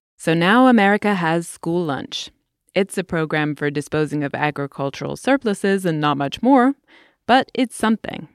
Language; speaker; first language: English; native; English